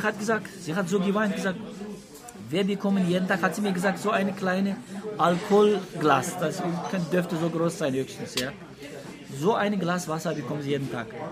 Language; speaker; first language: German; non-native, learner; Uyghur